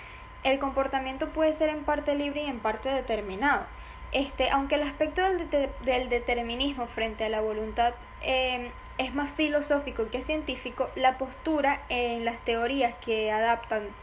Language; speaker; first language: Spanish; native; Spanish